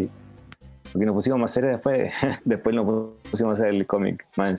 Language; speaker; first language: Spanish; native; Spanish